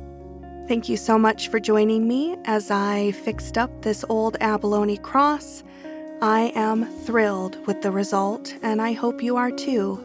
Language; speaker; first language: English; native; English